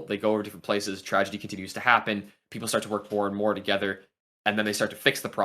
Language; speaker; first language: English; native; English